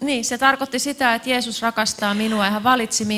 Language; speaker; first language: Finnish; native; Finnish